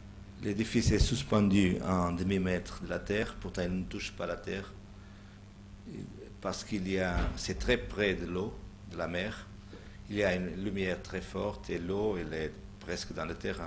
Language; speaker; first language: French; non-native, fluent; Portuguese